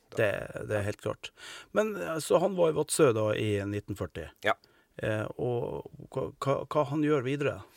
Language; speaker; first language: Norwegian; native; Norwegian